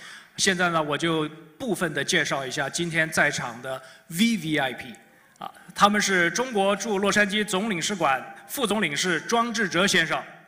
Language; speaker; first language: Chinese; native; Chinese